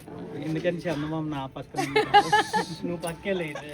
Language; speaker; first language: Telugu; native; Telugu